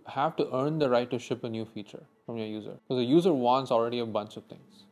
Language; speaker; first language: English; non-native, local second language; Tamil